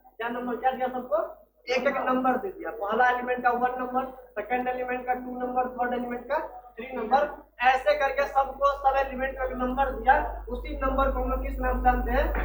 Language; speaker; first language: Hindi; native; Hindi